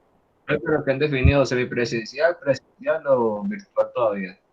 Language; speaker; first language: Spanish; native; Spanish